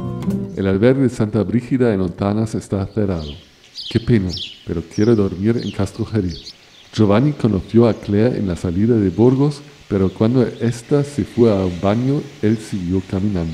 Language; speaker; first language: Spanish; non-native, fluent; German